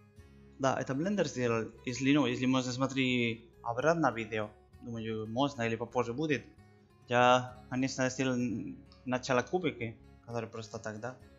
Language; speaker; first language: Russian; non-native, learner; Spanish